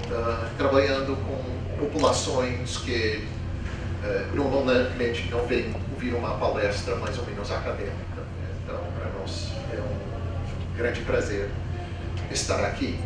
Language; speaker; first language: Portuguese; non-native, fluent; English